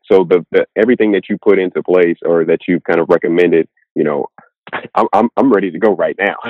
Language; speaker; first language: English; native; English